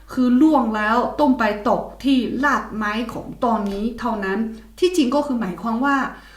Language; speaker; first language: Thai; non-native, fluent; Chinese